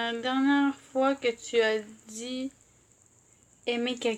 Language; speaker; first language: French; native; French